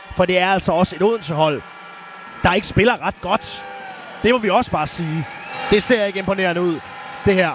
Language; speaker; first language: Danish; native; Danish